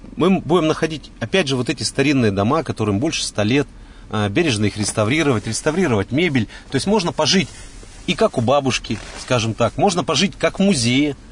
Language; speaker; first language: Russian; native; Russian